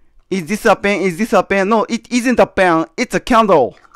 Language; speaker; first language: English; non-native, learner; Japanese